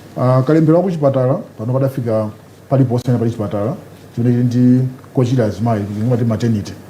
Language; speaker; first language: Nyanja; native; Nyanja